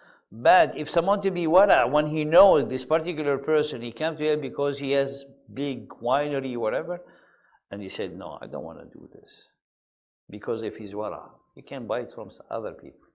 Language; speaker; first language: English; non-native, fluent; Arabic